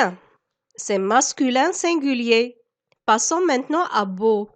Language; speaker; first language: French; non-native, local second language; Arabic